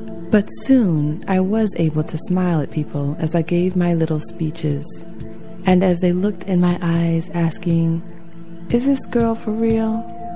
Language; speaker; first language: English; native; English